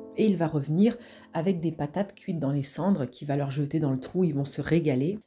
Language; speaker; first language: French; native; French